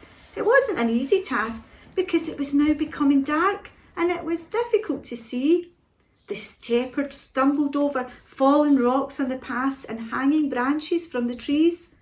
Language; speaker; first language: English; native; English